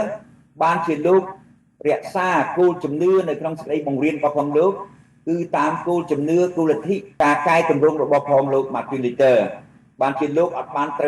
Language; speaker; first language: Khmer; native; Khmer